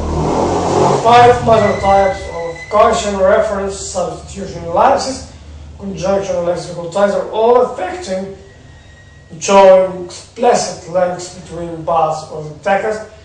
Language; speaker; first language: English; non-native, fluent; Arabic